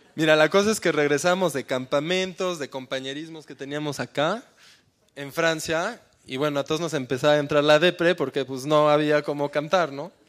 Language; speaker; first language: Spanish; early bilingual, heritage; Spanish